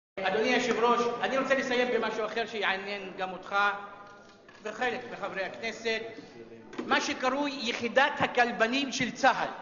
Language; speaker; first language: Hebrew; non-native, local second language; Arabic